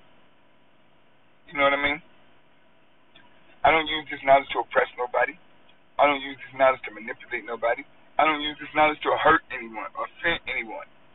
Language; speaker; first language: English; native; English